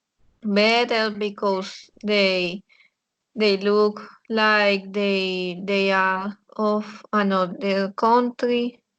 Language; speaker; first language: English; non-native, learner; Spanish